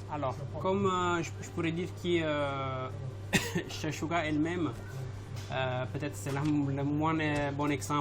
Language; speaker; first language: French; non-native, fluent; Italian